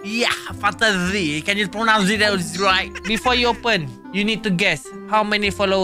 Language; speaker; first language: English; non-native, learner; Malay